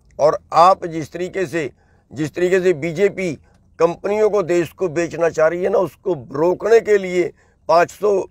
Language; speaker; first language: Hindi; non-native, local second language; Punjabi